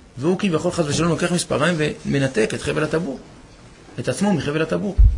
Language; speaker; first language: Hebrew; native; Hebrew